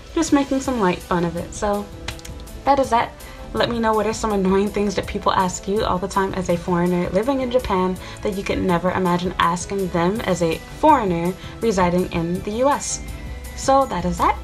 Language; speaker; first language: English; native; English